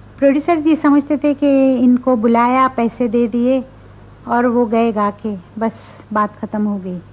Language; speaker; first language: Hindi; non-native, local second language; Marathi